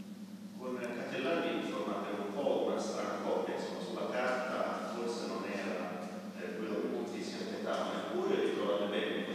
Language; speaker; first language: Italian; native; Italian